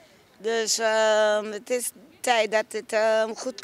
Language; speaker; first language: Dutch; non-native, learner; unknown